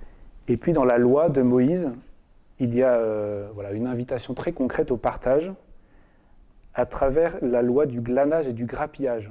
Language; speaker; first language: French; native; French